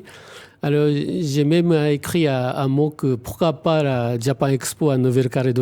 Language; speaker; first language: French; non-native, fluent; Japanese